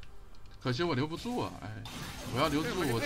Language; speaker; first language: Chinese; native; Chinese